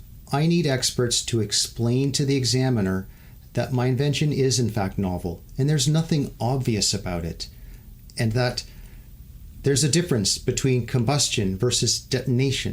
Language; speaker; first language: English; native; English